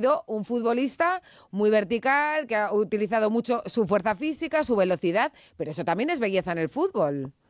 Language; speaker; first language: Spanish; native; Spanish